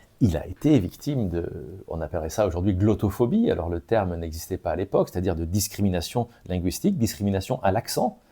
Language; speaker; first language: French; native; French